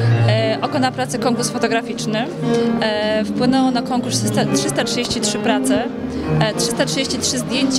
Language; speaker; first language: Polish; native; Polish